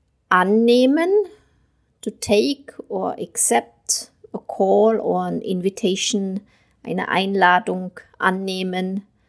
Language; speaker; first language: German; native; German